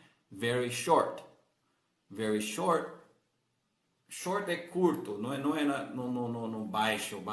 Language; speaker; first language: Portuguese; non-native, learner; English